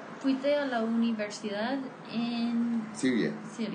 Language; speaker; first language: Spanish; non-native, fluent; English